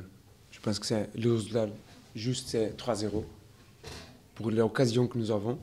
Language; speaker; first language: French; non-native, learner; Portuguese